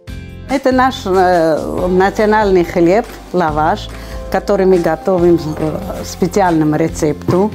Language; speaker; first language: Russian; non-native, fluent; Armenian